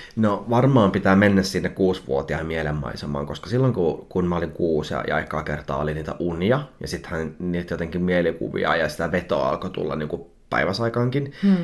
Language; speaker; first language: Finnish; early bilingual, heritage; Finnish